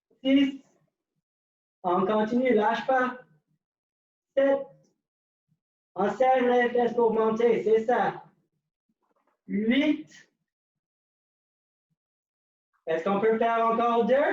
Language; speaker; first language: French; non-native, local second language; English